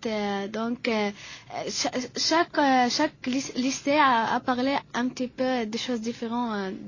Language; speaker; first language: French; non-native, learner; Arabic